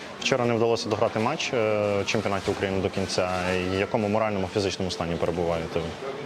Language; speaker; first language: Ukrainian; native; Ukrainian